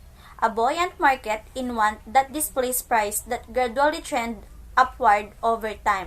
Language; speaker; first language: English; non-native, local second language; Filipino